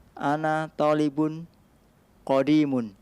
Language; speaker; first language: Arabic; non-native, learner; Indonesian